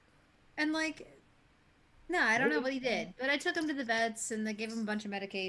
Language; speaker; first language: English; native; English